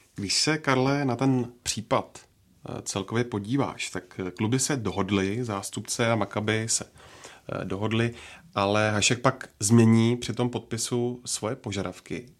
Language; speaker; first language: Czech; native; Czech